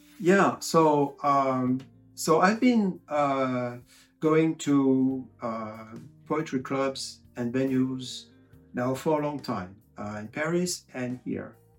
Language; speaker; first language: English; non-native, fluent; French